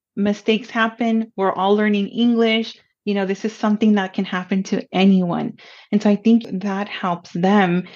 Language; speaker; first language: English; early bilingual, other home language; Spanish